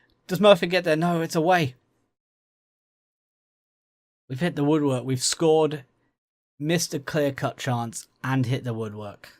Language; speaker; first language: English; native; English